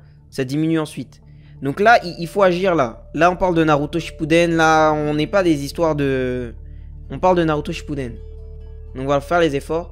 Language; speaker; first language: French; native; French